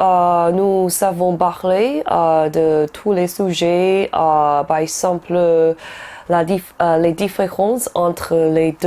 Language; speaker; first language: French; non-native, learner; Chinese